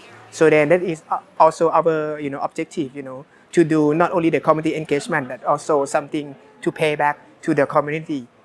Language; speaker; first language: English; non-native, fluent; Thai